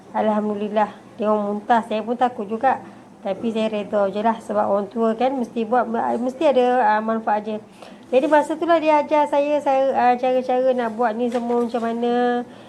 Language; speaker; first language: Malay; native; Malay